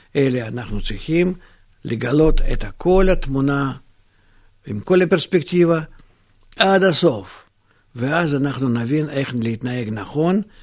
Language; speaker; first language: Hebrew; non-native, fluent; Russian